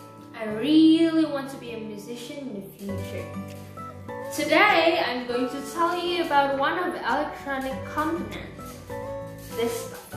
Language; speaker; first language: English; non-native, learner; Indonesian